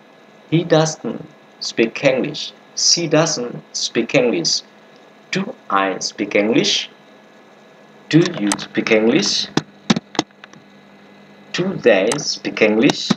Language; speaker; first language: English; non-native, learner; Indonesian